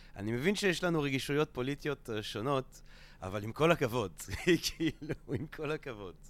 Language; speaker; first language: Hebrew; non-native, fluent; French